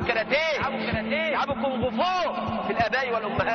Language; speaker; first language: Arabic; native; Arabic